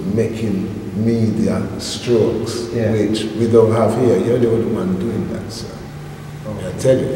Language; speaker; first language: English; native; English